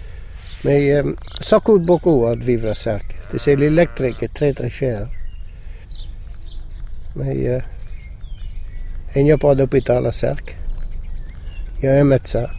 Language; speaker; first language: French; non-native, local second language; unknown